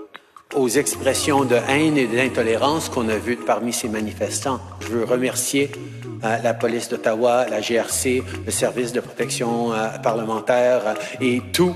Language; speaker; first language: French; native; French